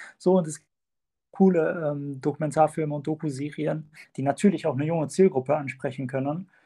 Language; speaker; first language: German; early bilingual, other home language; Turkish